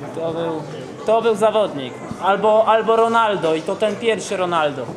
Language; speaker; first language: Polish; native; Polish